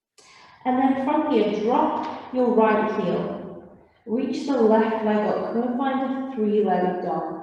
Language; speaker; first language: English; native; English